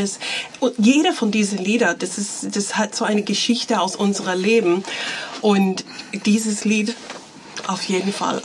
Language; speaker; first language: German; non-native, fluent; English